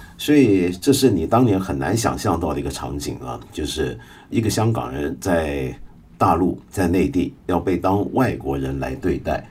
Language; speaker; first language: Chinese; non-native, local second language; Cantonese